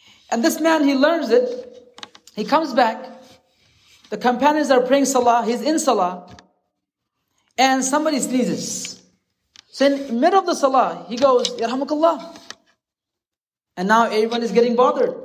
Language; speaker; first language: English; native; English